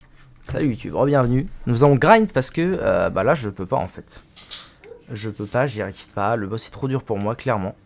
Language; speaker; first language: French; native; French